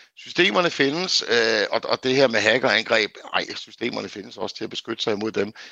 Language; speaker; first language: Danish; native; Danish